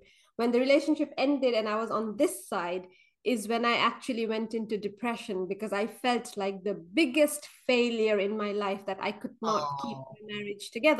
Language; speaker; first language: English; non-native, local second language; Nepali